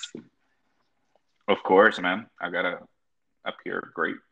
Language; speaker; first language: English; early bilingual, other home language; Spanish